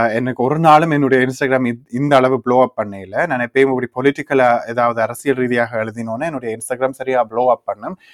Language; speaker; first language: Tamil; early bilingual, heritage; Tamil